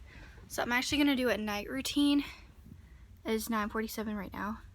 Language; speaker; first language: English; native; English